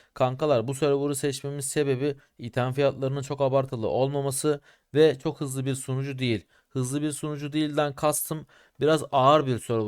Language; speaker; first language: Turkish; native; Turkish